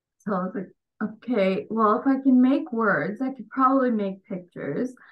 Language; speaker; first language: English; early bilingual, other home language; Bangla